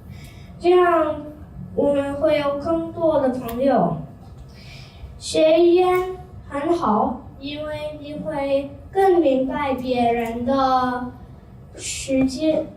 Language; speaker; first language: Chinese; non-native, learner; English